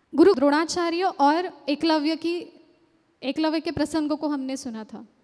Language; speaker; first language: Hindi; non-native, local second language; Marathi